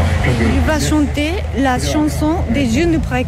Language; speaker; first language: French; non-native, fluent; Japanese